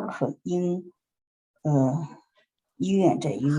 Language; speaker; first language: English; non-native, learner; Chinese